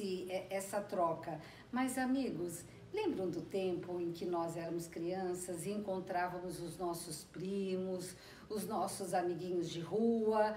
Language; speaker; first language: Portuguese; native; Portuguese